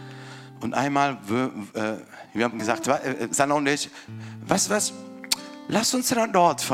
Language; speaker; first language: German; non-native, fluent; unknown